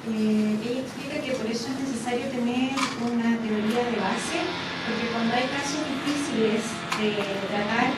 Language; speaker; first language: Spanish; native; Spanish